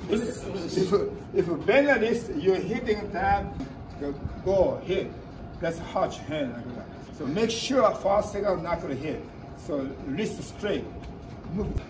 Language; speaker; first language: English; non-native, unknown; Japanese